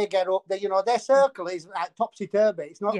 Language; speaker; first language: English; native; English